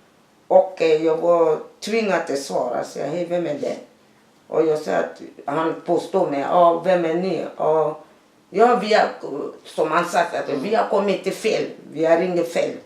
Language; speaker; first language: Swedish; non-native, learner; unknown